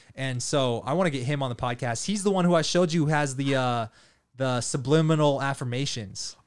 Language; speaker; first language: English; native; English